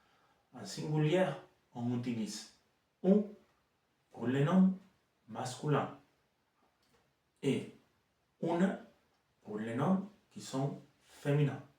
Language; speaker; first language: French; non-native, fluent; Spanish